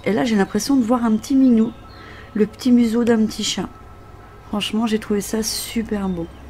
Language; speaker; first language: French; native; French